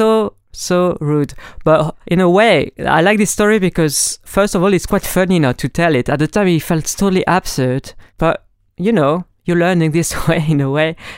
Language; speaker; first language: English; non-native, fluent; French